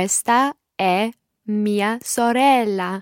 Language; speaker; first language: Italian; non-native, learner; English